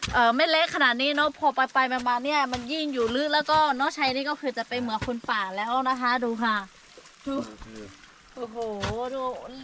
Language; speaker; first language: Thai; non-native, local second language; Lahu